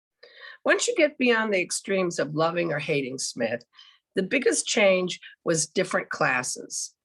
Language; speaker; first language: English; native; English